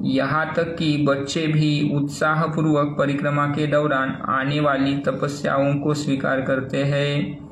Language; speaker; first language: Hindi; non-native, local second language; Marathi